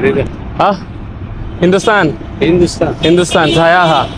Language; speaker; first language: Hindi; non-native, local second language; Malayalam